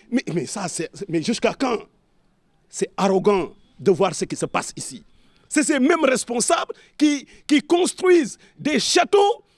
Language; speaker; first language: French; non-native, local second language; Serer